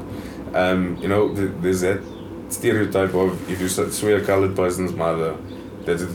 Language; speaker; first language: English; native; English